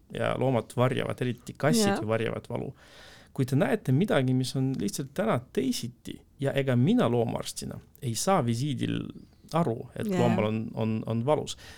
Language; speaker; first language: Estonian; non-native, local second language; Russian